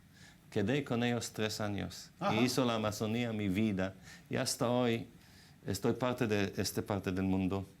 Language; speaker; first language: Spanish; non-native, fluent; Hebrew